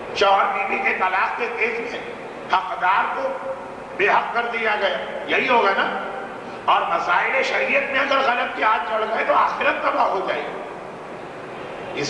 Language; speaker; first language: Urdu; native; Urdu